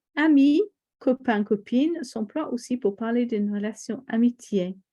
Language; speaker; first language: French; non-native, fluent; English